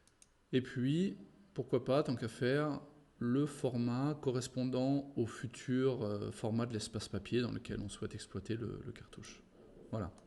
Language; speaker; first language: French; native; French